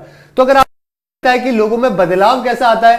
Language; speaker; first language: Hindi; native; Hindi